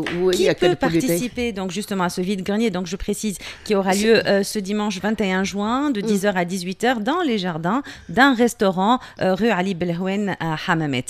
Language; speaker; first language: French; non-native, local second language; Arabic